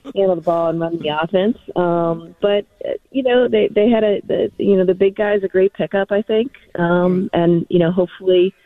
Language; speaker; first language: English; native; English